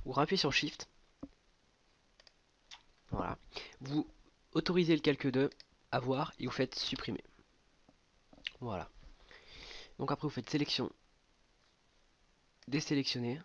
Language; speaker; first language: French; native; French